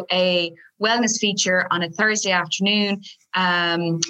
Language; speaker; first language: English; native; English